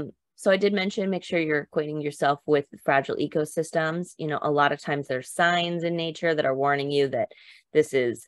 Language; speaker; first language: English; native; English